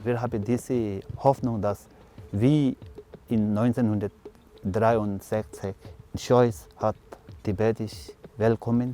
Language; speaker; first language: German; non-native, learner; Tibetan